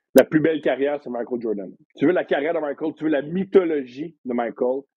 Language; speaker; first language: French; native; French